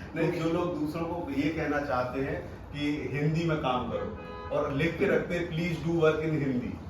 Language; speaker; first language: Hindi; native; Hindi